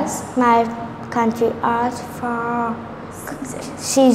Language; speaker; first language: English; non-native, learner; Vietnamese